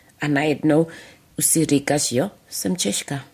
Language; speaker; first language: Czech; early bilingual, other home language; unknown